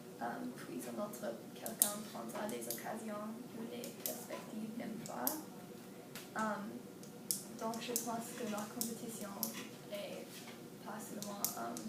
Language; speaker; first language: French; non-native, learner; English